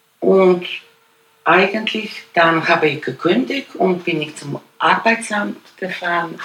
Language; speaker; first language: German; non-native, fluent; Polish